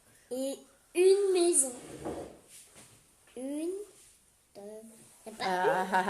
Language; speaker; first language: French; non-native, learner; Vietnamese